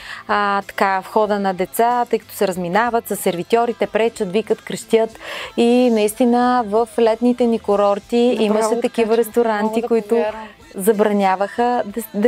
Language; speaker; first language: Bulgarian; native; Bulgarian